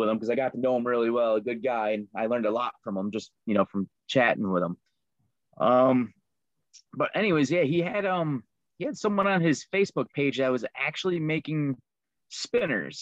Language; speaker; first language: English; native; English